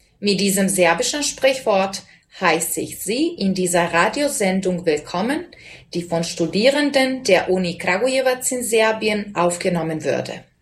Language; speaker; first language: German; non-native, fluent; Serbian